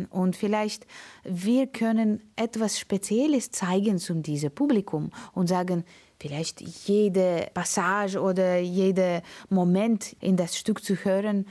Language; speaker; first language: German; non-native, fluent; Russian